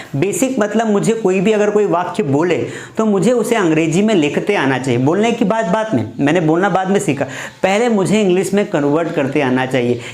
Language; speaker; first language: Hindi; native; Hindi